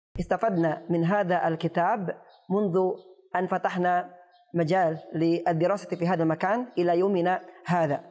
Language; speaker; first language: Arabic; non-native, fluent; Indonesian